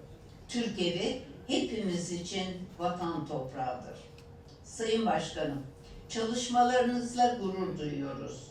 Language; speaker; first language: Turkish; native; Turkish